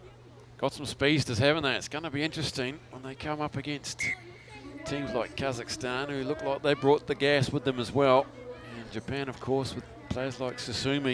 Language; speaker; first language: English; native; English